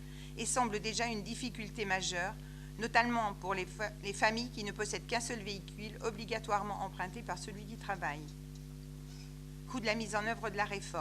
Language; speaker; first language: French; native; French